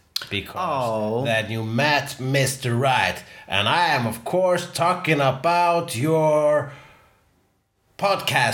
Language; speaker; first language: English; non-native, fluent; Icelandic